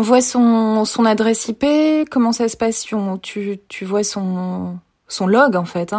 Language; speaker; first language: French; native; French